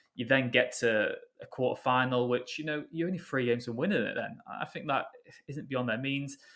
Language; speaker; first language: English; native; English